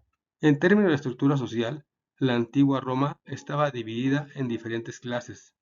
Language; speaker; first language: Spanish; native; Spanish